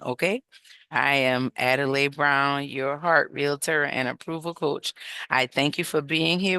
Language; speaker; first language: English; native; English